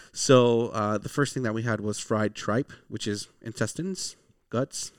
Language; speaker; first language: English; early bilingual, other home language; Spanish